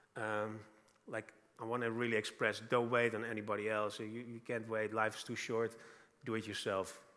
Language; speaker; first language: English; non-native, fluent; Dutch